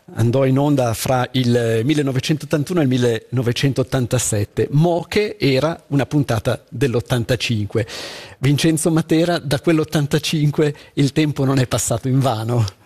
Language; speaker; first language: Italian; native; Italian